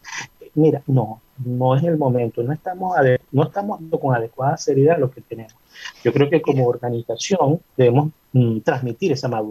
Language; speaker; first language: Spanish; native; Spanish